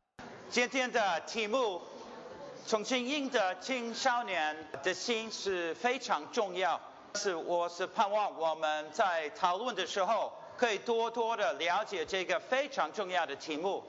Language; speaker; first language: Chinese; early bilingual, heritage; Chinese